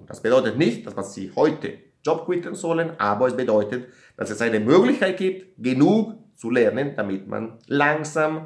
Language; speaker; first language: German; non-native, learner; Italian